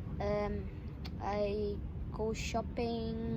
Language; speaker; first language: English; non-native, learner; Thai